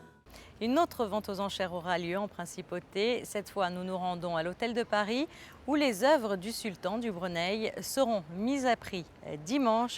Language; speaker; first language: French; native; French